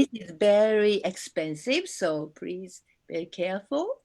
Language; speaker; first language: English; non-native, learner; Japanese